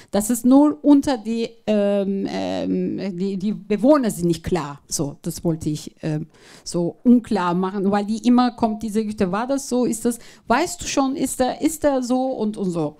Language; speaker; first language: German; non-native, fluent; Turkish